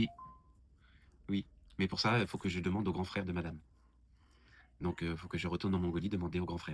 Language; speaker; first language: French; native; French